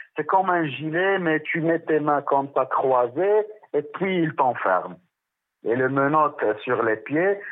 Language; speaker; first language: French; non-native, local second language; Arabic